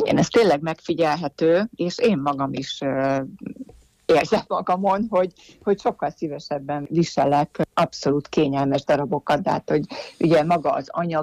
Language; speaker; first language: Hungarian; native; Hungarian